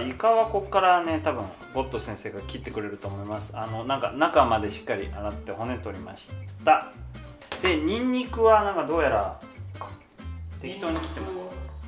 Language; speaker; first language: Japanese; native; Japanese